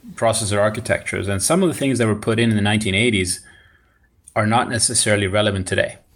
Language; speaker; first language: English; non-native, fluent; Swedish